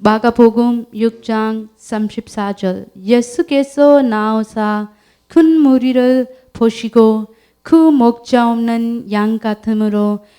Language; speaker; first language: Korean; non-native, learner; Urdu